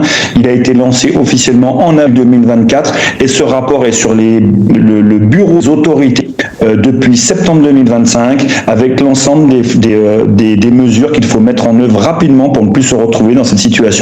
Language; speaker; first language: French; native; French